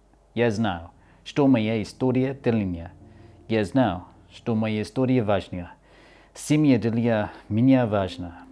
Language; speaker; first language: Russian; early bilingual, heritage; Russian